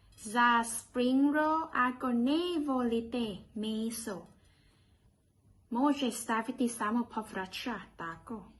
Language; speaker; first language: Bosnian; non-native, learner; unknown